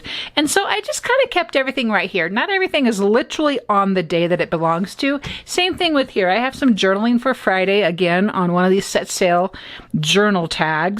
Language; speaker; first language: English; native; English